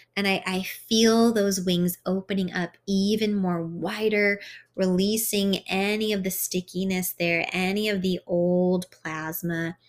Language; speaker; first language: English; early bilingual, other home language; Hungarian